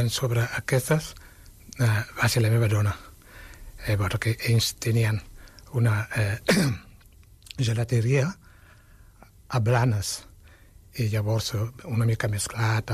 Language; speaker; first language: Catalan; non-native, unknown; Wolof